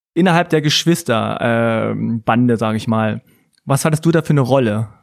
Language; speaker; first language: German; native; German